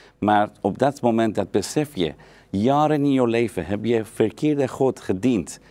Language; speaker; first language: Dutch; non-native, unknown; Persian